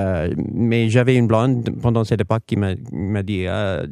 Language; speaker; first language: French; non-native, fluent; English